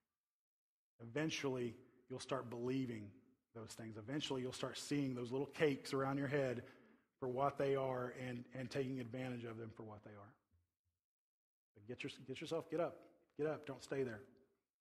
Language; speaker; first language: English; native; English